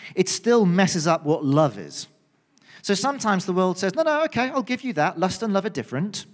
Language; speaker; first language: English; native; English